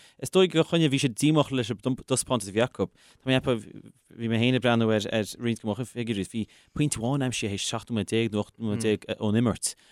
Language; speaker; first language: Irish; non-native, local second language; English